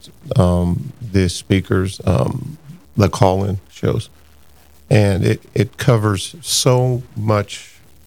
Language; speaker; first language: English; native; English